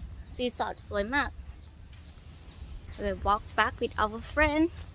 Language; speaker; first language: English; non-native, fluent; Thai